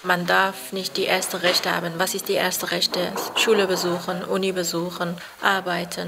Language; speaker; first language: German; non-native, fluent; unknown